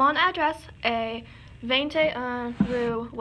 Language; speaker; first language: French; non-native, learner; English